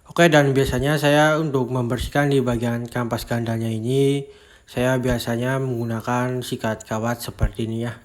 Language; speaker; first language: Indonesian; native; Indonesian